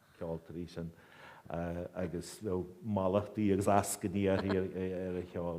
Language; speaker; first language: Irish; native; Irish